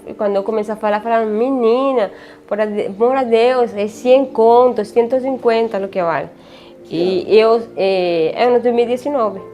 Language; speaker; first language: Portuguese; non-native, learner; Spanish